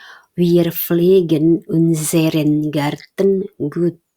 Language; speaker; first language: German; non-native, fluent; Indonesian